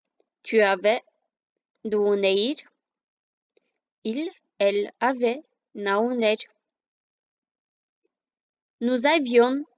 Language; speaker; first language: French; non-native, fluent; Armenian